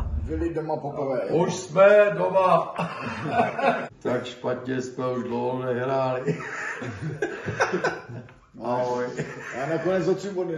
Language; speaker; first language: Czech; non-native, learner; German